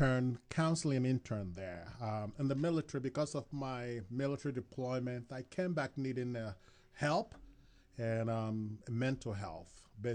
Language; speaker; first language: English; non-native, local second language; Igbo